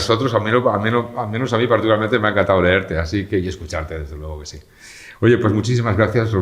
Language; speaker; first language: Spanish; native; Spanish